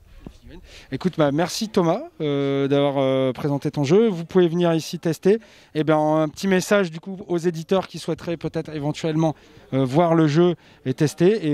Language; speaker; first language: French; native; French